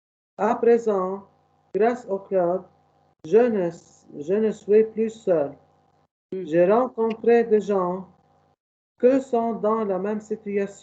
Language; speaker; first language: French; non-native, learner; Arabic